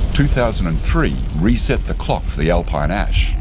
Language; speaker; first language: English; native; English